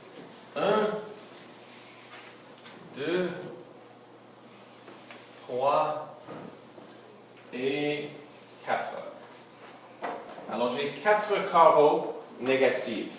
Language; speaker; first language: French; non-native, local second language; English